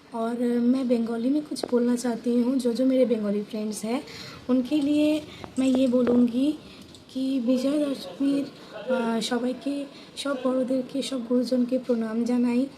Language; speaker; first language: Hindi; non-native, local second language; Bangla